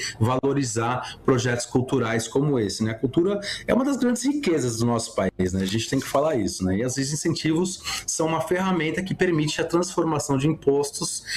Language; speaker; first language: Portuguese; native; Portuguese